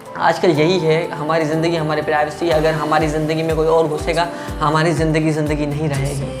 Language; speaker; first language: Hindi; non-native, local second language; Sindhi